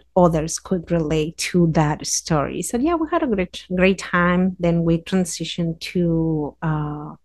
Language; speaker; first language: English; non-native, fluent; Spanish